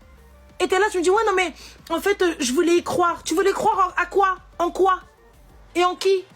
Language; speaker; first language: French; native; French